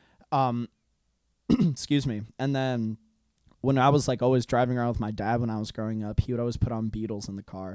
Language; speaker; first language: English; non-native, fluent; Hungarian